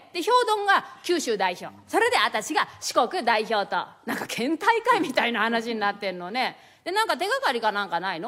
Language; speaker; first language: Japanese; native; Japanese